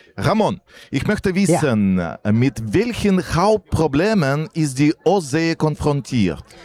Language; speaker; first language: German; non-native, fluent; Russian